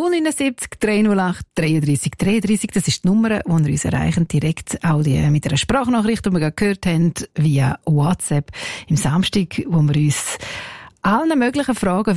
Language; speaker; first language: German; native; German